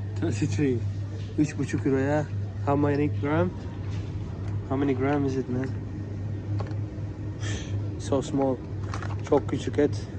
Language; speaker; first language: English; non-native, learner; Turkish